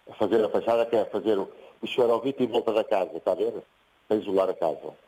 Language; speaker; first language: Portuguese; native; Portuguese